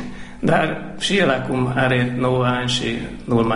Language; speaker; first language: Romanian; non-native, local second language; Hungarian